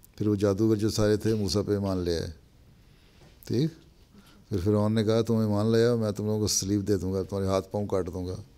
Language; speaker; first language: Urdu; native; Urdu